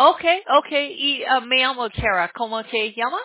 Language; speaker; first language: Spanish; non-native, learner; English